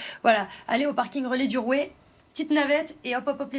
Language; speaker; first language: French; native; French